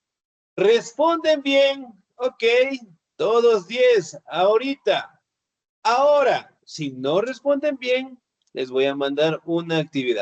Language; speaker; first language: Spanish; native; Spanish